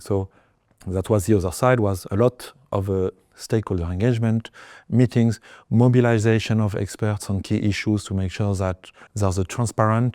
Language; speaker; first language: English; non-native, fluent; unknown